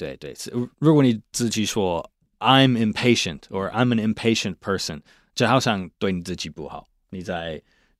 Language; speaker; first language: Chinese; non-native, fluent; English